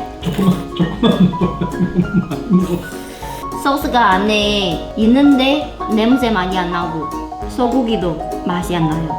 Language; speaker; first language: Korean; non-native, learner; Chinese